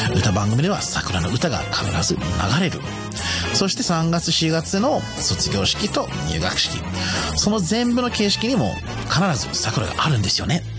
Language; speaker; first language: Japanese; non-native, fluent; English